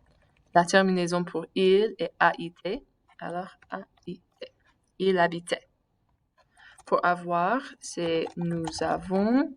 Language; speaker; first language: French; non-native, fluent; English